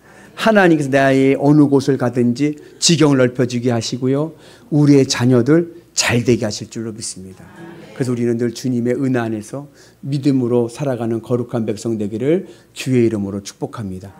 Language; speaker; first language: Korean; native; Korean